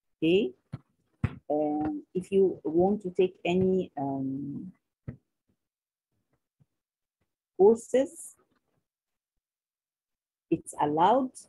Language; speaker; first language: English; non-native, local second language; Arabic